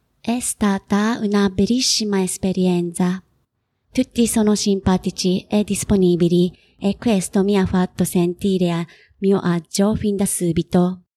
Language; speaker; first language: Italian; non-native, fluent; Japanese